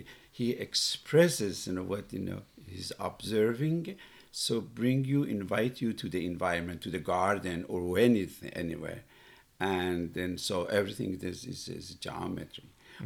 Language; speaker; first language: English; non-native, fluent; Persian